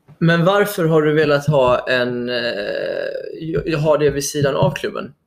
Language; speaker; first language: Swedish; native; Swedish